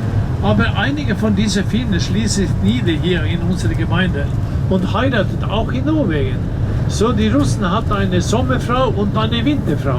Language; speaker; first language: German; non-native, learner; Norwegian